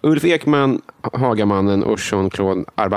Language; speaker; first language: Swedish; native; Swedish